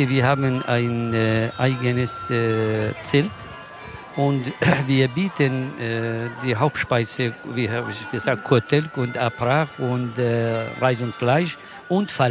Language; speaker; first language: German; non-native, local second language; Kurdish